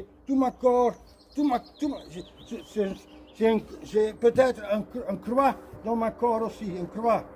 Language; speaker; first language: French; non-native, learner; Dutch